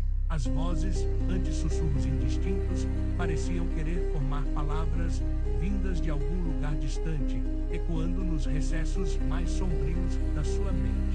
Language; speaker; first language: Portuguese; native; Portuguese